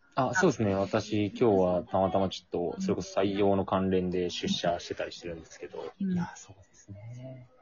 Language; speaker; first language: Japanese; native; Japanese